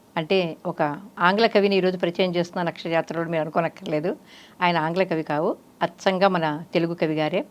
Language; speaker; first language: Telugu; native; Telugu